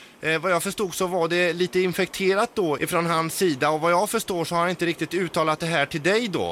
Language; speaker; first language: Swedish; native; Swedish